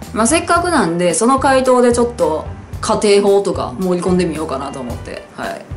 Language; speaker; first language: Japanese; native; Japanese